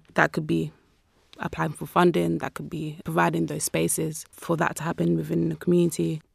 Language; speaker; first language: English; native; English